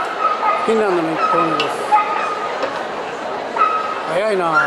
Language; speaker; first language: Japanese; native; Japanese